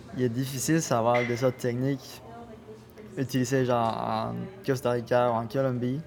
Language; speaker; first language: French; non-native, learner; Spanish